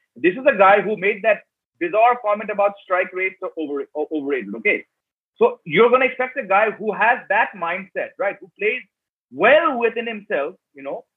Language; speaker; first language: English; native; English